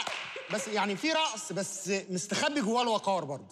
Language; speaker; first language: Arabic; native; Arabic